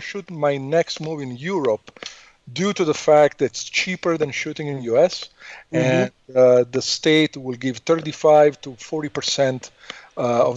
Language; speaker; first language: English; non-native, fluent; Italian